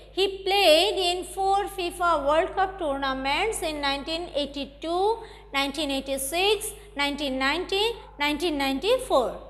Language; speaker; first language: English; non-native, local second language; Bangla